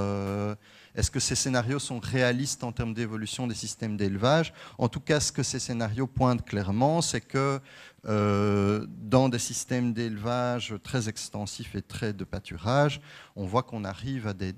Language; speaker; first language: French; native; French